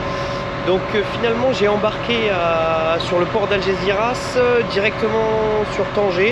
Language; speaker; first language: French; native; French